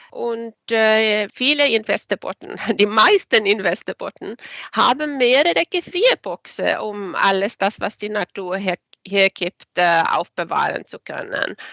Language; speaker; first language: German; non-native, fluent; Swedish